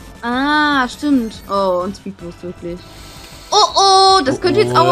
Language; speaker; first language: German; native; German